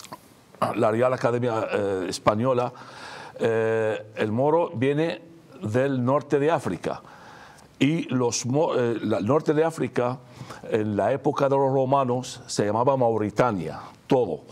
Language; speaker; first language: Spanish; non-native, fluent; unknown